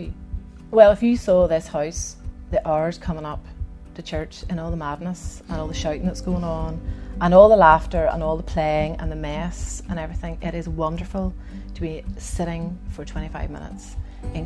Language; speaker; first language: English; native; English